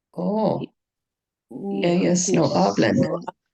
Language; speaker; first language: Spanish; non-native, learner; English